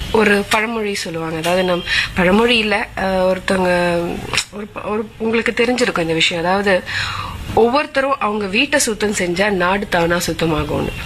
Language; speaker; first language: Tamil; non-native, local second language; Malayalam